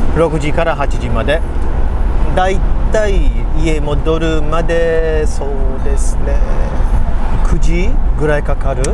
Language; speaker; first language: Japanese; non-native, fluent; English